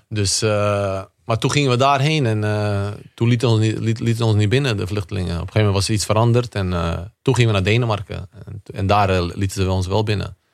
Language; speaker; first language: Dutch; early bilingual, other home language; Bosnian